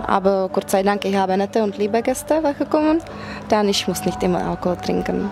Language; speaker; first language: German; non-native, learner; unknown